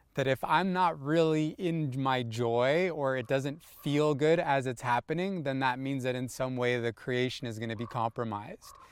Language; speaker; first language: English; native; English